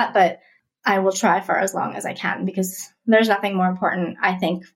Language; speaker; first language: English; early bilingual, other home language; Russian